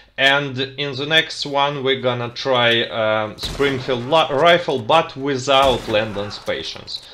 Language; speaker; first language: English; non-native, fluent; Russian